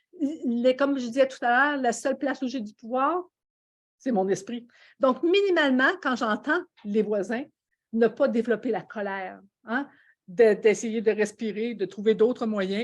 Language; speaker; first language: French; native; French